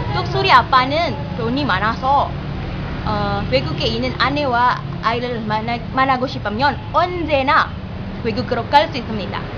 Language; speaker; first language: Korean; non-native, learner; Indonesian